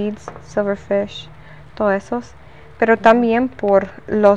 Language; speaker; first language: Spanish; non-native, learner; English